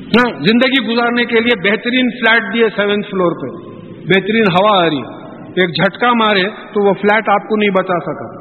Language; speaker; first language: Urdu; native; Urdu